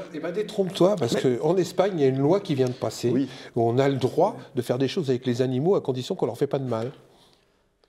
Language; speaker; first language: French; native; French